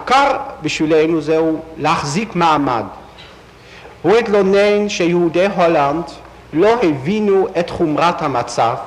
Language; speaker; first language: Hebrew; non-native, fluent; Dutch